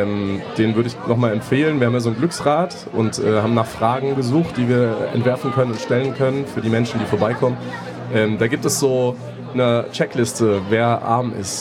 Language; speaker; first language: German; native; German